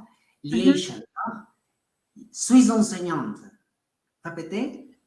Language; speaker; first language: French; non-native, fluent; Spanish